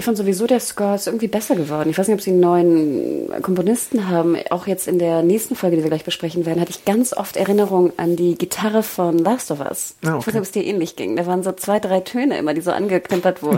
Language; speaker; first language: German; native; German